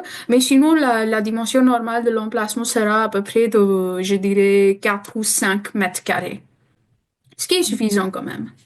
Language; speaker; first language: French; non-native, fluent; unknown